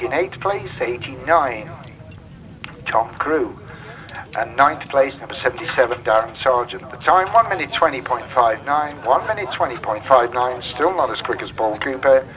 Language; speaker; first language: English; native; English